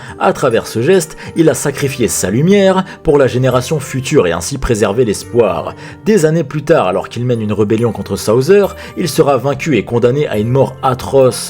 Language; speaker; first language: French; native; French